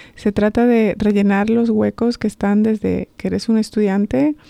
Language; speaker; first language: Spanish; native; Spanish